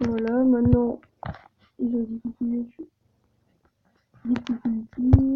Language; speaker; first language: French; native; French